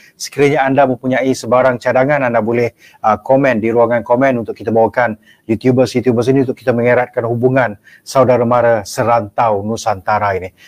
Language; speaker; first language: Malay; native; Malay